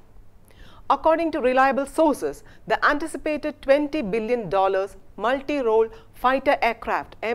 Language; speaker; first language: English; non-native, local second language; Malayalam